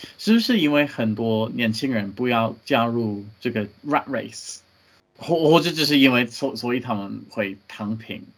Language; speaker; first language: Chinese; non-native, learner; English